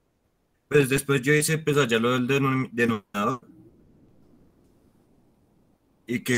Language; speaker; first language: Spanish; native; Spanish